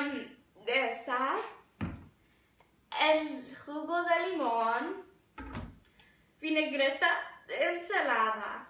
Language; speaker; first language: Spanish; non-native, learner; English